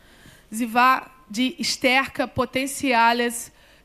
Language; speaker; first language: German; non-native, learner; Portuguese